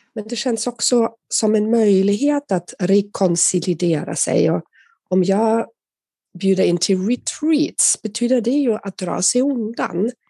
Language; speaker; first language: Swedish; non-native, fluent; German